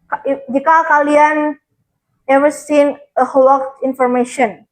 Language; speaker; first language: English; non-native, learner; Indonesian